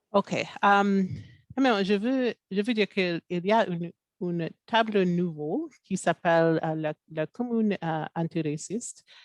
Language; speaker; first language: French; non-native, local second language; English